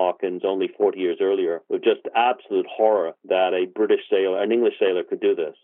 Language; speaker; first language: English; native; English